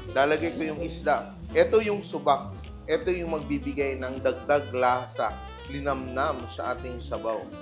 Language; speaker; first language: Filipino; non-native, local second language; Cebuano